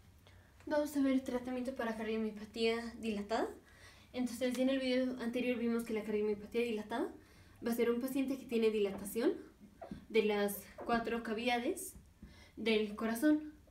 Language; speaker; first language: Spanish; native; Spanish